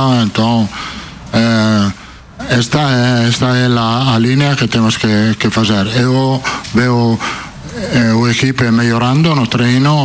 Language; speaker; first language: Portuguese; non-native, learner; Italian